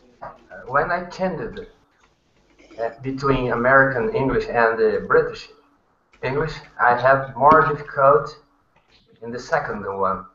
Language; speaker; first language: English; non-native, fluent; Portuguese